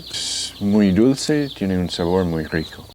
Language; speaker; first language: Spanish; non-native, fluent; English